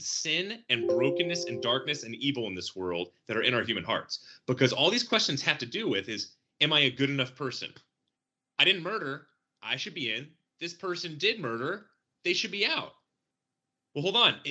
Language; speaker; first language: English; native; English